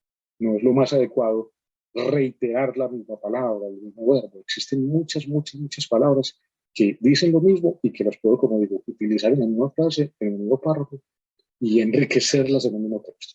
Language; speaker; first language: Spanish; native; Spanish